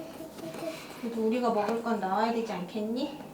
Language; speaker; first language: Korean; native; Korean